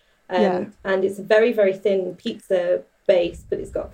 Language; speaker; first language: English; native; English